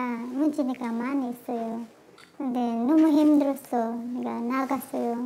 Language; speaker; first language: Korean; non-native, learner; Filipino